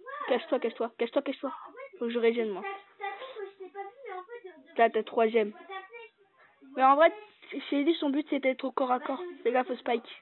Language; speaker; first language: French; native; French